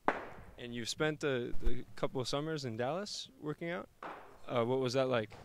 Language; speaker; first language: English; native; English